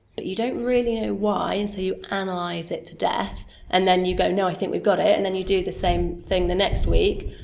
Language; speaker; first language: English; native; English